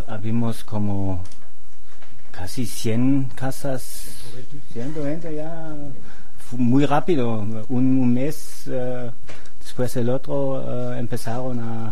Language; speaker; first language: Spanish; non-native, fluent; German